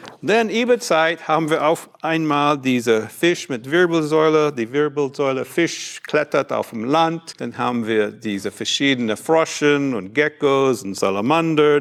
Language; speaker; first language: German; non-native, learner; English